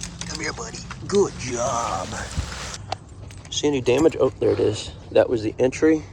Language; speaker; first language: English; native; English